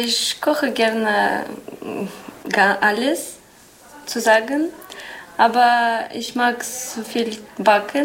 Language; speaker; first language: German; non-native, learner; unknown